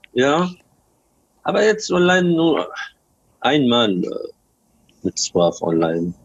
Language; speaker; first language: German; non-native, learner; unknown